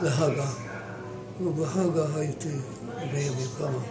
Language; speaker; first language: Hebrew; non-native, fluent; Romanian